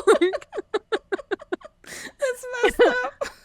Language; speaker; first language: English; native; English